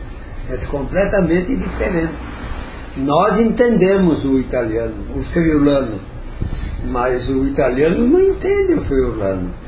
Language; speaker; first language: Portuguese; non-native, local second language; Friulian